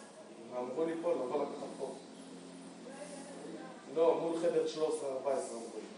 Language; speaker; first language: Hebrew; non-native, learner; Russian